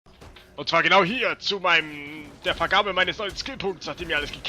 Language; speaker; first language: German; native; German